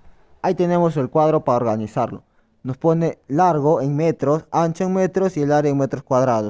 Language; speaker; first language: Spanish; native; Spanish